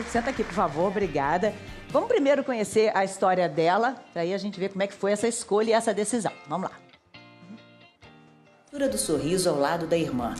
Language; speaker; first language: Portuguese; native; Portuguese